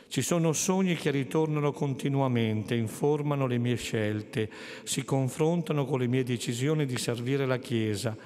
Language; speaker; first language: Italian; native; Italian